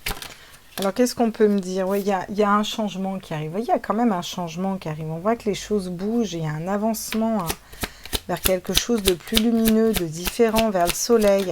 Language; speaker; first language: French; native; French